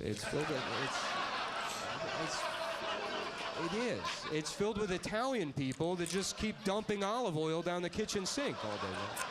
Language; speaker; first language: English; native; English